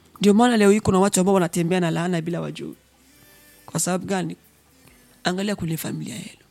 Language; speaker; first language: Swahili; non-native, local second language; Rundi